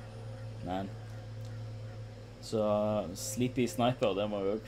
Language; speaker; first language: Norwegian; native; Norwegian